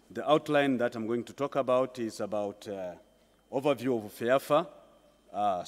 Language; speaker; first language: English; non-native, local second language; Swahili